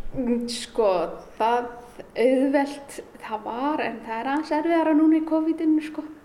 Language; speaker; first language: Icelandic; early bilingual, other home language; Amharic